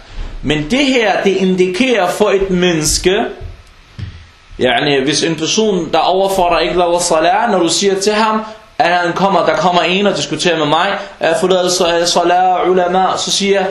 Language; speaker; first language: Danish; non-native, fluent; Arabic